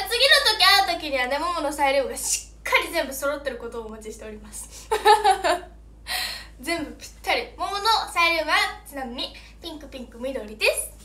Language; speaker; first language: Japanese; native; Japanese